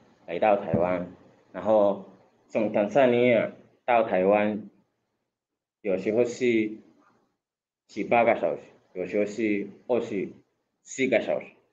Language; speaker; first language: Chinese; non-native, learner; Swahili